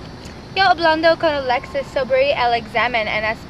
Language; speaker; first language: Spanish; non-native, learner; English